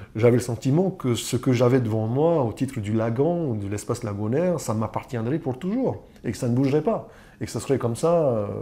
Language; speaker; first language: French; native; French